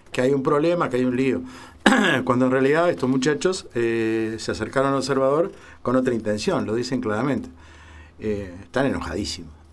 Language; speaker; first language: Spanish; native; Spanish